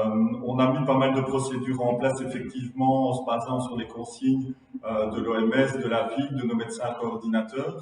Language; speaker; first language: French; native; French